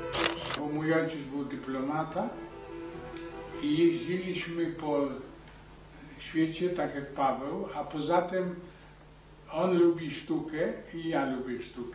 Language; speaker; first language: Polish; early bilingual, heritage; Polish